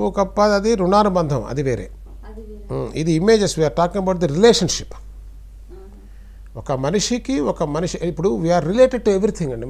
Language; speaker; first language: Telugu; native; Telugu